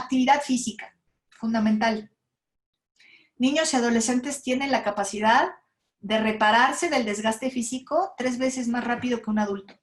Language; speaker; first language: Spanish; native; Spanish